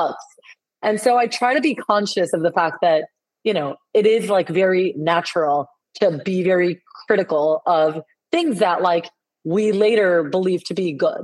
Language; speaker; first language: English; non-native, fluent; Spanish